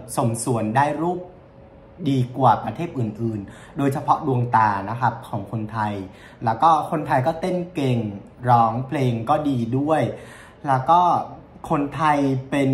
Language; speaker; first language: Thai; non-native, fluent; Vietnamese